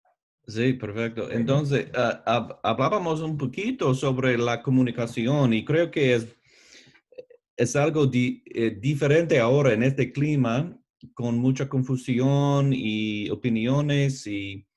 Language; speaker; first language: Spanish; non-native, learner; English